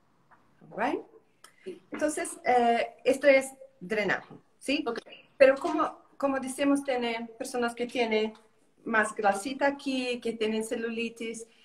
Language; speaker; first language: Spanish; non-native, learner; Portuguese